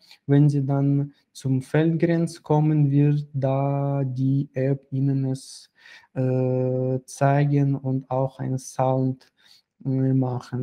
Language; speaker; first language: German; non-native, fluent; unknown